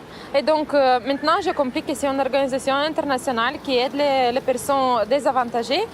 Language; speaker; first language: French; non-native, learner; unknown